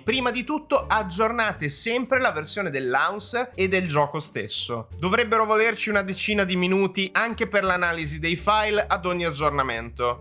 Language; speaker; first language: Italian; native; Italian